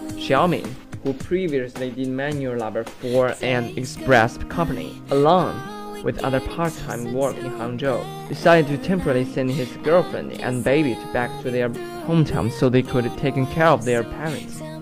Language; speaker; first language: English; non-native, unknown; Chinese